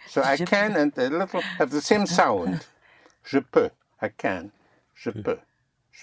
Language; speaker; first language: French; non-native, fluent; English